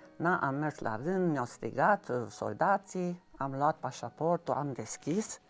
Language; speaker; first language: Romanian; non-native, local second language; Hungarian